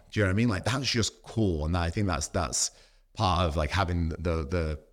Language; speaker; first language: English; native; English